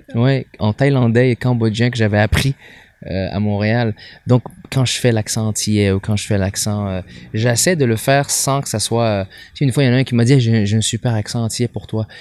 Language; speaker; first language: French; native; French